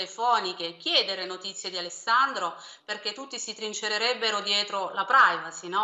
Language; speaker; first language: Italian; native; Italian